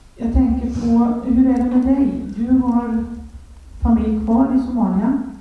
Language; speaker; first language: Swedish; native; Swedish